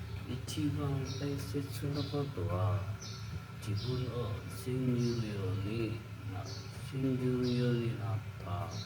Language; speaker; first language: Japanese; non-native, learner; Indonesian